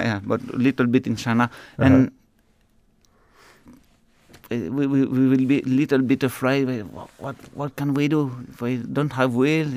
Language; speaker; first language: English; non-native, learner; French